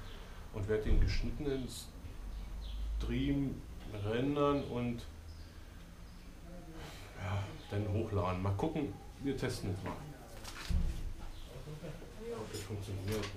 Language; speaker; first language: German; native; German